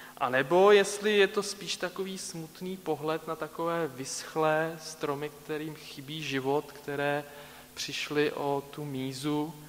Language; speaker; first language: Czech; native; Czech